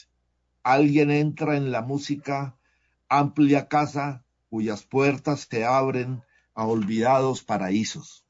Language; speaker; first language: Spanish; native; Spanish